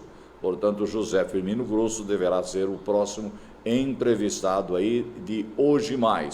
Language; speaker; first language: Portuguese; native; Portuguese